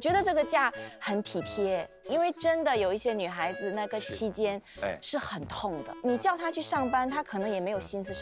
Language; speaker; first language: Chinese; native; Chinese